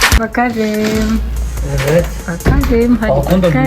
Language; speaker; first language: Turkish; non-native, fluent; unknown